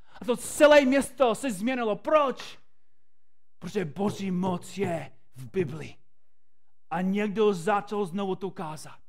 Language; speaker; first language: Czech; non-native, fluent; English